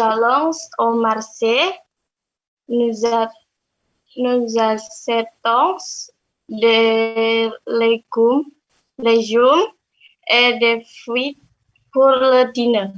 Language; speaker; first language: French; non-native, learner; Indonesian